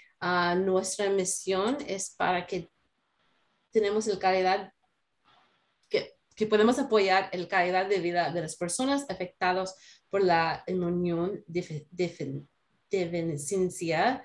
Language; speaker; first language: Spanish; non-native, learner; English